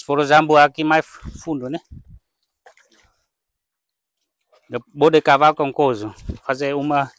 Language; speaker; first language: Portuguese; non-native, learner; Vietnamese